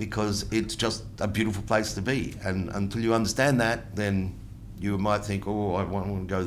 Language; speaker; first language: English; non-native, local second language; Italian